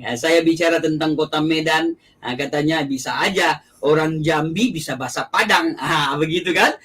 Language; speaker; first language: Indonesian; non-native, local second language; Achinese